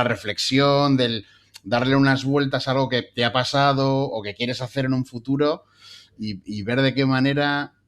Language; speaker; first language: Spanish; native; Spanish